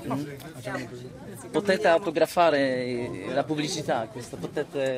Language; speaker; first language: Italian; non-native, learner; Polish